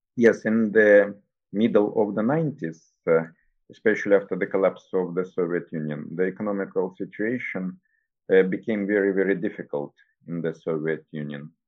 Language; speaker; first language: English; non-native, fluent; Russian